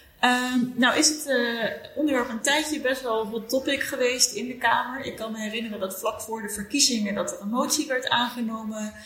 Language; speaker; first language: Dutch; native; Dutch